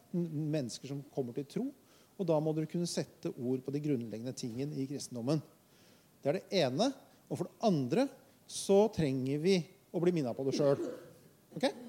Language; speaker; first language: Norwegian; native; Norwegian